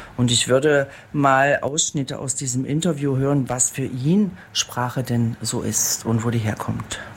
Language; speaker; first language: German; native; German